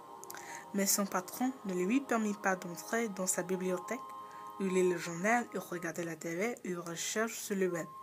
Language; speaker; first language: French; non-native, learner; English